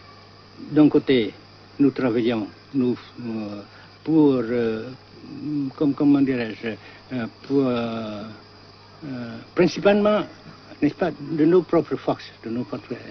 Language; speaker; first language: French; non-native, fluent; Vietnamese